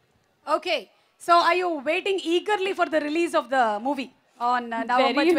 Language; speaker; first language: Telugu; native; Telugu